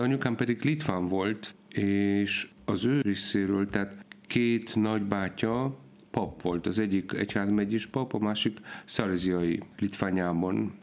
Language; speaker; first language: Hungarian; non-native, fluent; Polish